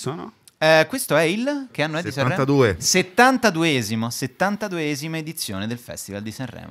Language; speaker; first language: Italian; native; Italian